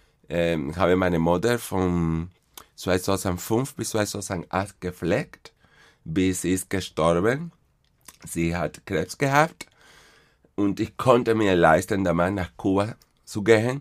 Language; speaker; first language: German; non-native, fluent; Spanish